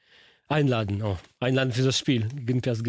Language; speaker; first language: German; non-native, learner; Polish